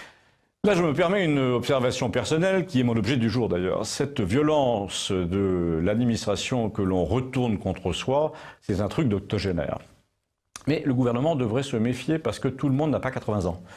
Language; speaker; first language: French; native; French